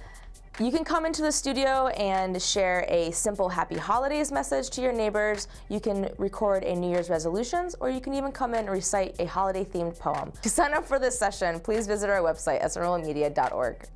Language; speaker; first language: English; native; English